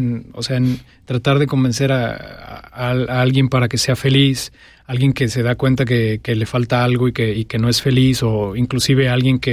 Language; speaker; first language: Spanish; native; Spanish